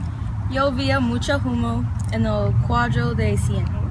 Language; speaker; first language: Spanish; non-native, learner; English